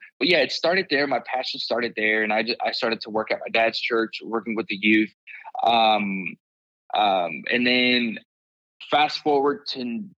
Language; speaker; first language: English; early bilingual, other home language; Spanish